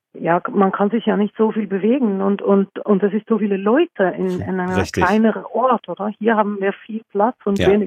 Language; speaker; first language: German; non-native, fluent; Norwegian